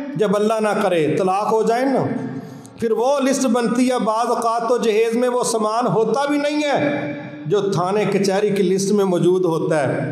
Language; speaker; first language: Urdu; non-native, local second language; Punjabi